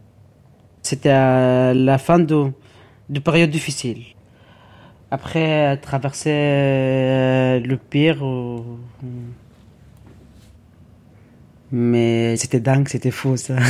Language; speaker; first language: French; non-native, learner; Arabic